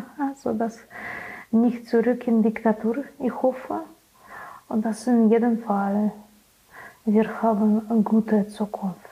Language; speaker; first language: German; non-native, learner; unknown